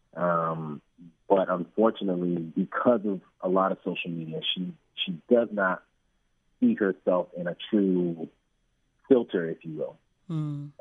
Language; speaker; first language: English; native; English